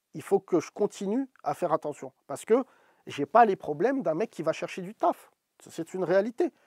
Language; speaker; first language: French; native; French